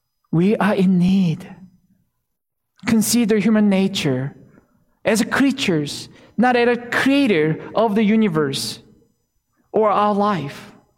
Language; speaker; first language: English; non-native, fluent; Korean